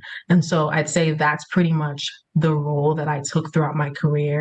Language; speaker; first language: English; early bilingual, other home language; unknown